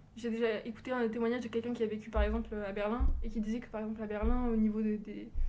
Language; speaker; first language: French; early bilingual, other home language; Portuguese